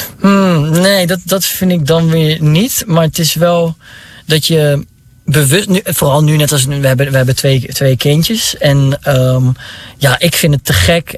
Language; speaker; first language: Dutch; early bilingual, other home language; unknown